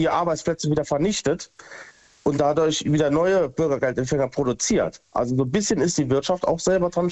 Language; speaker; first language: German; native; German